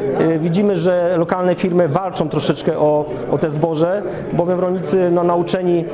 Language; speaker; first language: Polish; native; Polish